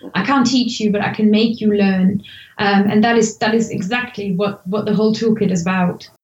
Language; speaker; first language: English; non-native, fluent; German